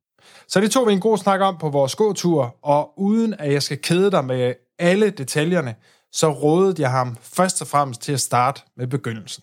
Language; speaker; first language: Danish; native; Danish